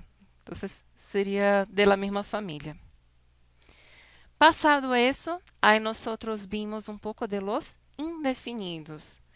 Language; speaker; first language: Spanish; non-native, fluent; Portuguese